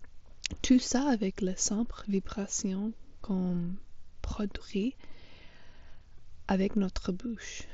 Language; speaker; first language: French; non-native, fluent; English